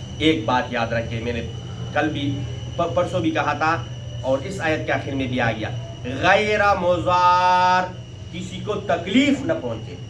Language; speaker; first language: Urdu; non-native, local second language; Pashto